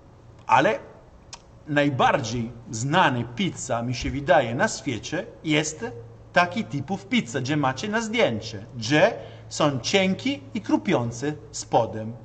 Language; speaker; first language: Polish; non-native, learner; Italian